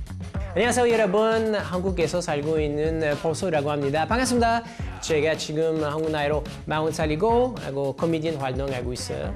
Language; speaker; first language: Korean; non-native, learner; English